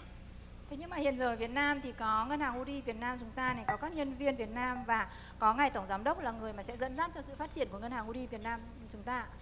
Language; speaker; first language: Vietnamese; native; Vietnamese